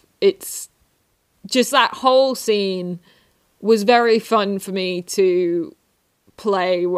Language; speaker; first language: English; native; English